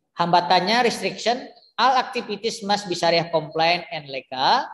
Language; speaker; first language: English; non-native, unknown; Indonesian